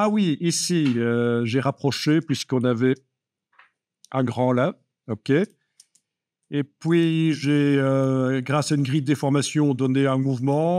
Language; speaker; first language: French; native; French